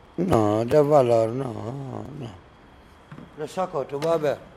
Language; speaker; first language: Spanish; non-native, learner; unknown